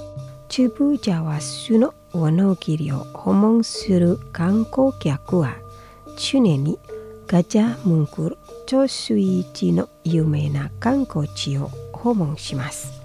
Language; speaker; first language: Japanese; non-native, fluent; Indonesian